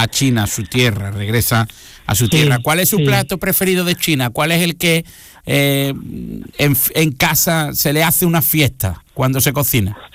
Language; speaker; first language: Spanish; native; Spanish